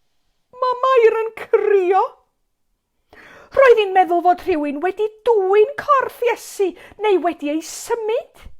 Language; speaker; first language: Welsh; native; Welsh